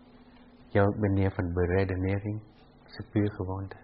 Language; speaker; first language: Dutch; non-native, fluent; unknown